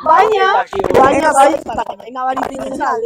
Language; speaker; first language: Basque; native; Basque